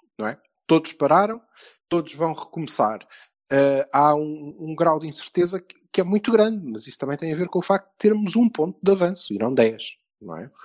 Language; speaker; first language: Portuguese; native; Portuguese